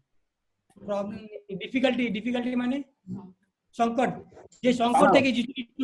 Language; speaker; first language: Bangla; non-native, local second language; Hindi